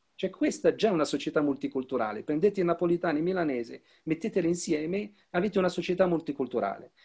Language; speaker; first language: Italian; non-native, fluent; Arabic